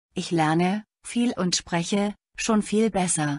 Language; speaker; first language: German; non-native, learner; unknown